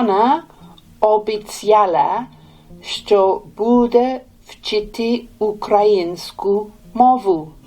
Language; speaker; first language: Ukrainian; non-native, learner; English